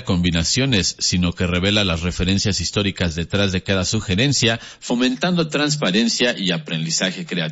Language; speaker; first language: Spanish; native; Spanish